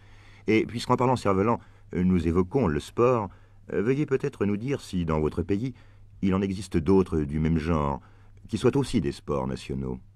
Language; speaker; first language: French; native; French